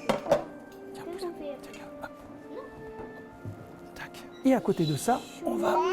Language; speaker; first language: French; native; French